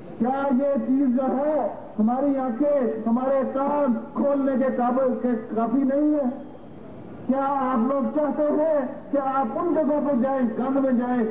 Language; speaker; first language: Urdu; non-native, local second language; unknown